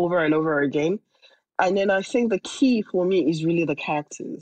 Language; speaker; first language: English; non-native, local second language; Yoruba